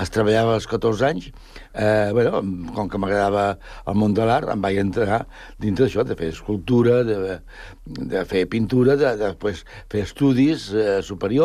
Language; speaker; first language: Catalan; native; Catalan